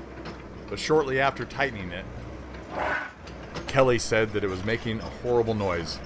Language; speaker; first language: English; native; English